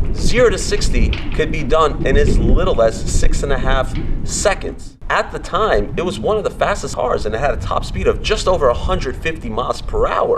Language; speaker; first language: English; native; English